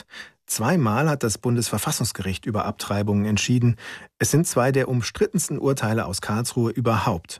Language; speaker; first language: German; native; German